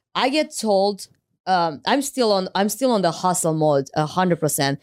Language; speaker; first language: English; non-native, fluent; Romanian